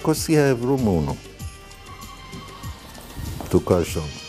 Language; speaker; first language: Greek; non-native, fluent; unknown